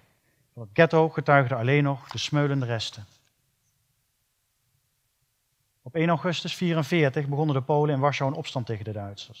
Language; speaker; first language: Dutch; native; Dutch